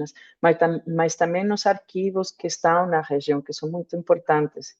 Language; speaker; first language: Portuguese; non-native, fluent; Spanish